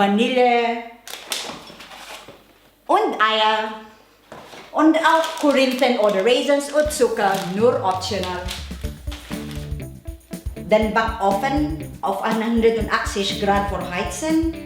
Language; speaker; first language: German; non-native, learner; Filipino